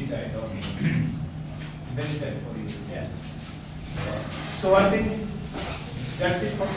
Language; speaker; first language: English; non-native, fluent; Bangla